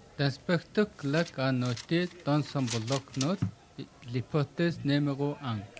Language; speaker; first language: French; non-native, learner; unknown